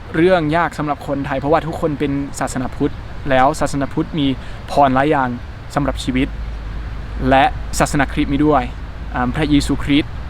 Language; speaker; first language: Thai; non-native, learner; English